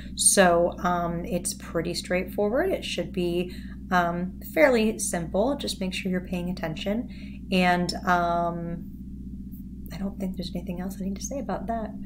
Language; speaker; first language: English; native; English